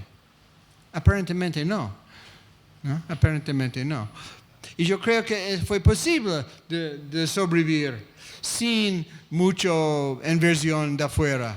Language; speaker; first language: Spanish; non-native, fluent; English